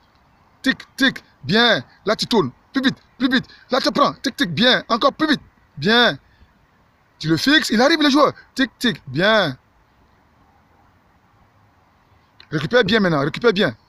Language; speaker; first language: French; native; French